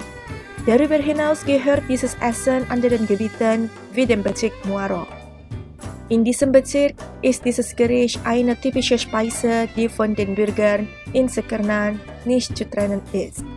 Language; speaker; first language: German; non-native, fluent; Indonesian